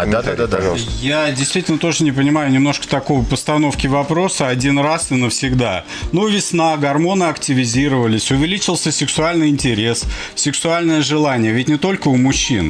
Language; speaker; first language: Russian; native; Russian